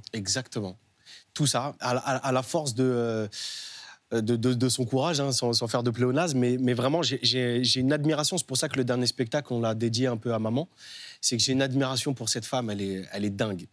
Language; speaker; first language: French; native; French